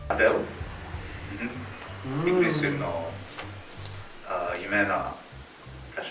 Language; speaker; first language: Japanese; non-native, learner; French